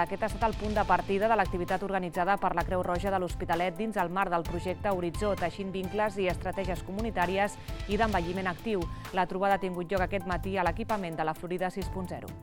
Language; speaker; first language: Catalan; native; Catalan